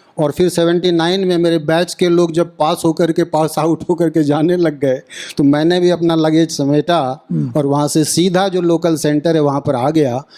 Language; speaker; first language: Hindi; native; Hindi